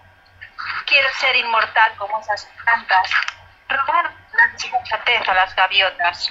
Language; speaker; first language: Spanish; native; Spanish